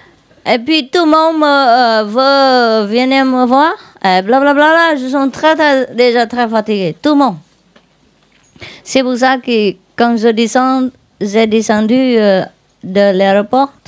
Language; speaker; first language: French; non-native, learner; Vietnamese